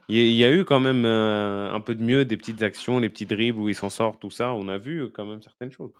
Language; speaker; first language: French; native; French